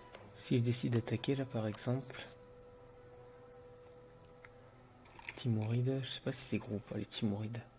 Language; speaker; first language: French; native; French